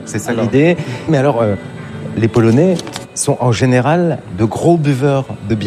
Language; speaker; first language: French; native; French